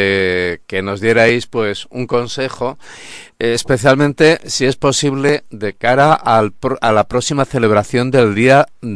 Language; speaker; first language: Spanish; native; Spanish